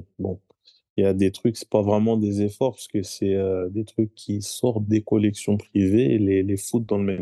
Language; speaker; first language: French; native; French